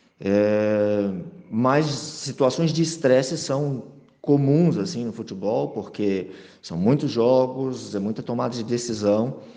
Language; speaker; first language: Portuguese; native; Portuguese